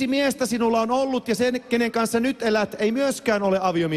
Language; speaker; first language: Finnish; native; Finnish